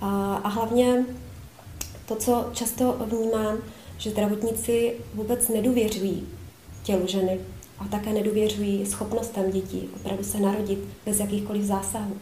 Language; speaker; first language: Czech; native; Czech